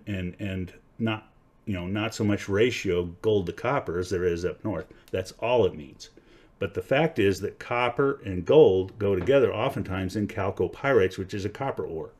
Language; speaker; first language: English; native; English